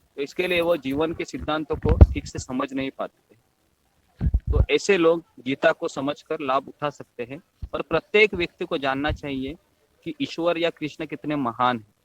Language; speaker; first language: Hindi; non-native, local second language; Marathi